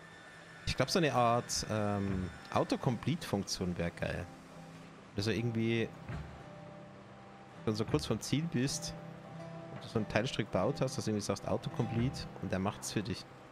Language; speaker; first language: German; native; German